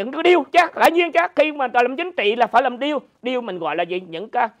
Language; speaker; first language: Vietnamese; native; Vietnamese